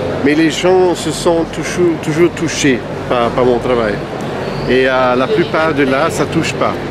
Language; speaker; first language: French; non-native, local second language; Dutch